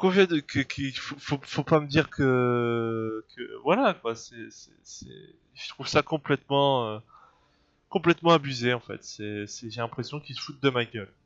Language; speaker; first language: French; native; French